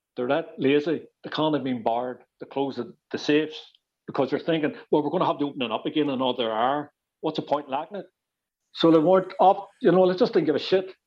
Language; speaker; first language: English; native; English